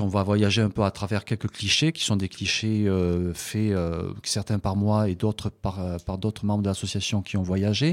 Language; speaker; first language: French; native; French